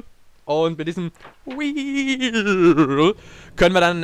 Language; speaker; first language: German; native; German